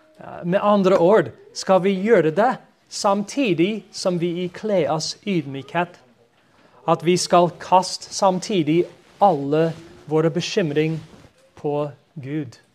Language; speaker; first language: Norwegian; non-native, fluent; English